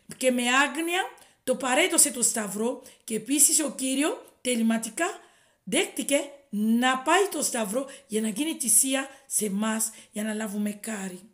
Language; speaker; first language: Greek; non-native, fluent; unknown